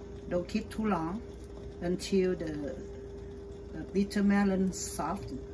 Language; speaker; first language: English; non-native, learner; Vietnamese